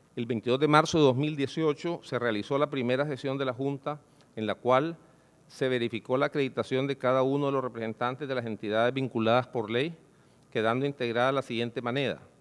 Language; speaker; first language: Spanish; native; Spanish